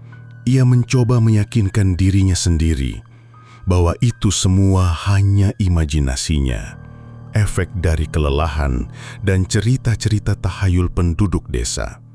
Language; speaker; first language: Indonesian; native; Indonesian